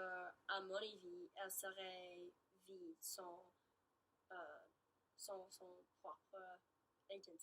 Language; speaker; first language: French; non-native, learner; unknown